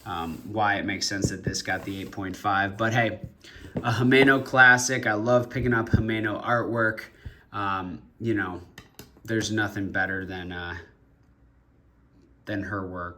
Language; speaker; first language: English; native; English